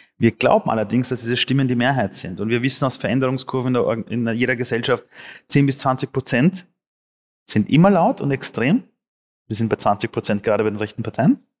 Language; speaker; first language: German; early bilingual, other home language; Persian